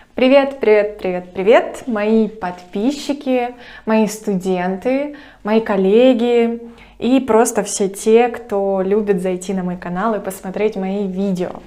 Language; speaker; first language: Russian; native; Russian